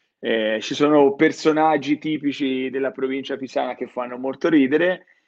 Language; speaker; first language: Italian; native; Italian